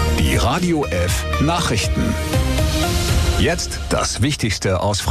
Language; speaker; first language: German; native; German